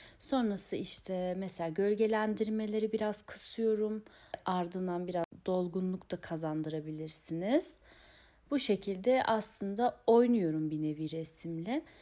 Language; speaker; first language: Turkish; early bilingual, heritage; Turkish